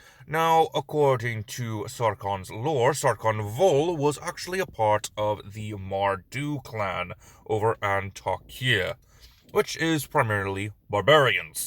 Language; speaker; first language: English; native; English